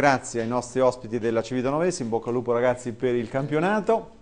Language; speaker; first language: Italian; native; Italian